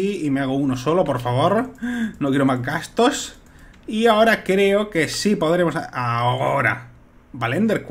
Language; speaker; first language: Spanish; native; Spanish